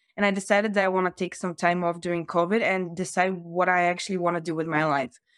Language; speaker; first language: English; non-native, fluent; Bulgarian